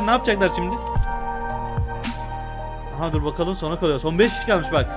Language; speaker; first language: Turkish; native; Turkish